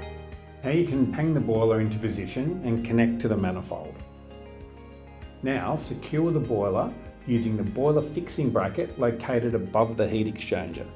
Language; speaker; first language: English; native; English